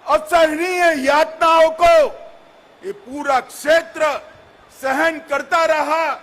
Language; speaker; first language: Hindi; non-native, local second language; Telugu